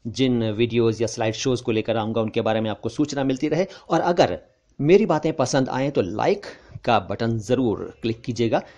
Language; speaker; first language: Urdu; native; Urdu